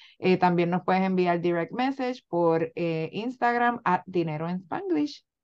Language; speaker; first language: Spanish; native; Spanish